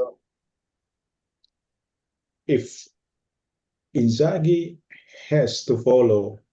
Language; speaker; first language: English; non-native, fluent; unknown